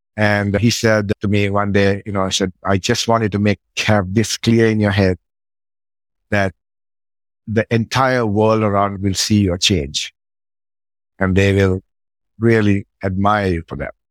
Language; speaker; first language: English; non-native, local second language; Sinhala